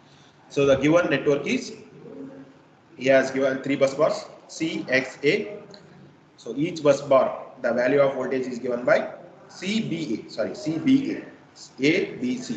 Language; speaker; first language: English; non-native, local second language; Kannada